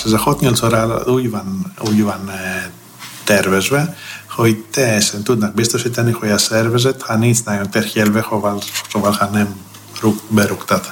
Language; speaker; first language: Hungarian; non-native, fluent; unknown